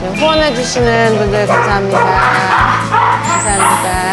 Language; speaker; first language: Korean; native; Korean